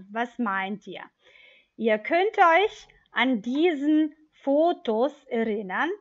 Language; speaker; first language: German; non-native, fluent; Macedonian